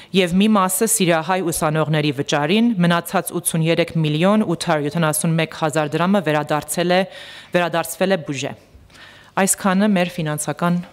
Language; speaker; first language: Armenian; early bilingual, heritage; Armenian